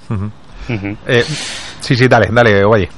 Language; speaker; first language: Spanish; native; Spanish